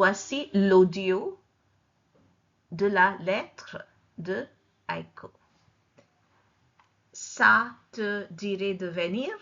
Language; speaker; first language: French; non-native, fluent; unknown